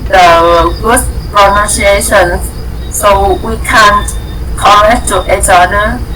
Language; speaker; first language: English; non-native, learner; Vietnamese